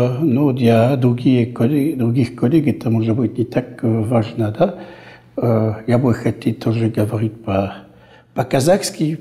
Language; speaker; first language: Russian; non-native, fluent; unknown